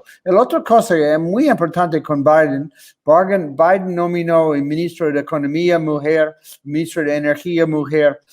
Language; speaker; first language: Spanish; non-native, fluent; English